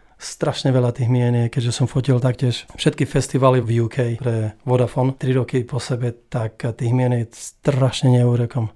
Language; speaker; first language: Slovak; native; Slovak